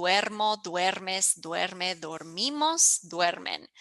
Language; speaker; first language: Spanish; early bilingual, heritage; English